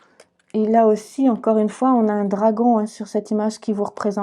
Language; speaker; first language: French; native; French